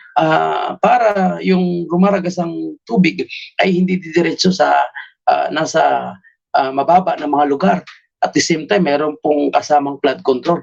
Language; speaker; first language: Filipino; native; Filipino